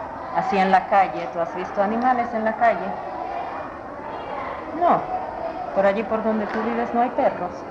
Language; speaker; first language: Spanish; native; Spanish